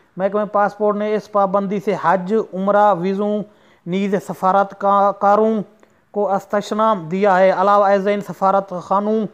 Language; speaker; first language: Urdu; non-native, local second language; Saraiki